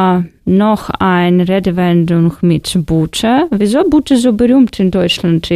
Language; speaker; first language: German; non-native, fluent; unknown